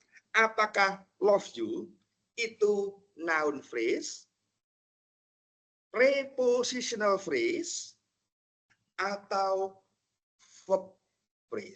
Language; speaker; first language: English; non-native, fluent; Indonesian